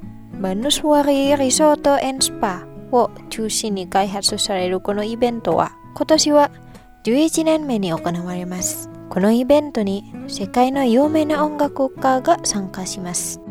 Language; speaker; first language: Japanese; non-native, fluent; Indonesian